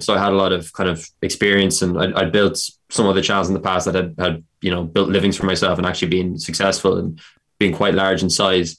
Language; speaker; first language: English; native; English